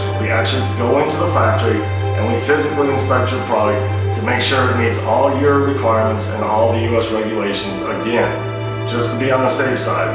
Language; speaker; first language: English; native; English